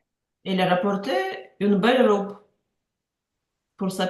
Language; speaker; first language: French; non-native, learner; Ukrainian